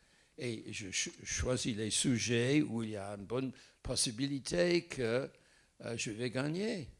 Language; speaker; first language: French; non-native, fluent; English